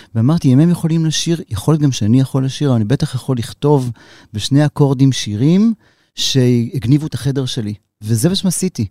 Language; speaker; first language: Hebrew; native; Hebrew